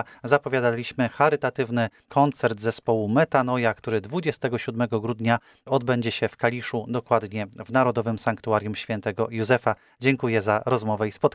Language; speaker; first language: Polish; native; Polish